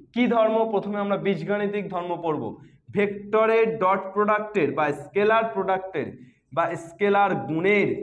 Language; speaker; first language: Hindi; non-native, local second language; Bangla